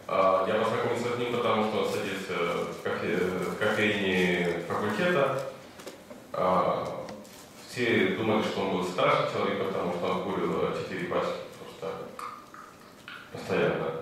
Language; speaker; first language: Russian; non-native, fluent; Spanish